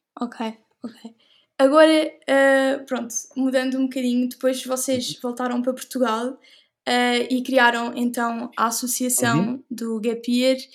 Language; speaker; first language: Portuguese; native; Portuguese